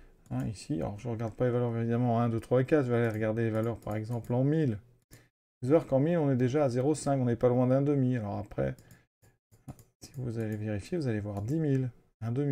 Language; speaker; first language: French; native; French